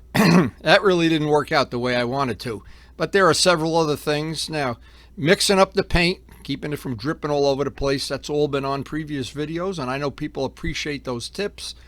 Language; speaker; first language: English; native; English